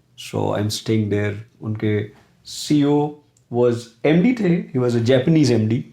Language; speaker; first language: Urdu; non-native, local second language; Punjabi